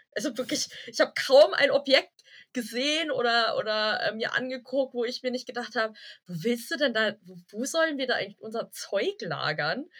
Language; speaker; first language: German; early bilingual, other home language; Vietnamese